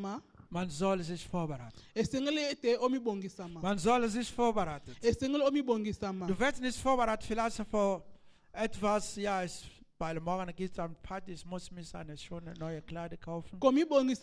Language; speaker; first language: German; non-native, learner; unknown